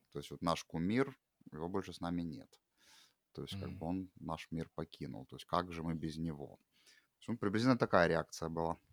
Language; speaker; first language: Russian; native; Russian